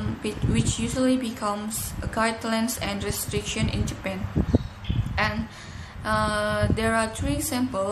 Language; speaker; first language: English; non-native, learner; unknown